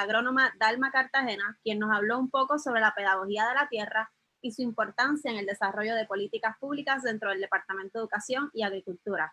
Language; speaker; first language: Spanish; native; Spanish